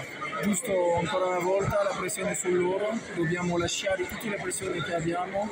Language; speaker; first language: Italian; non-native, fluent; French